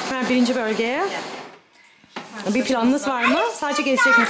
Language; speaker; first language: Turkish; native; Turkish